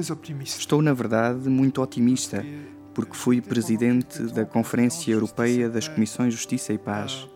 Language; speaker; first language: Portuguese; non-native, fluent; Luxembourgish